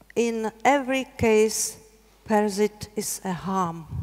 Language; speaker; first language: English; non-native, learner; Czech